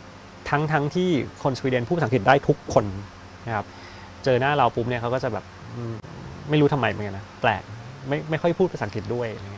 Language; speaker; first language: Thai; native; Thai